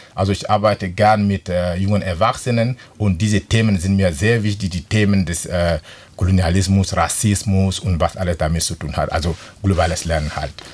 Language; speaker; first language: German; non-native, fluent; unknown